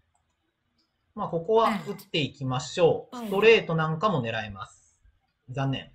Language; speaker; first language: Japanese; native; Japanese